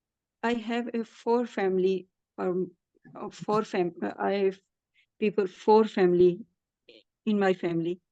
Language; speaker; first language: English; non-native, learner; Urdu